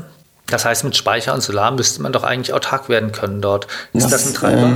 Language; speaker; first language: German; native; German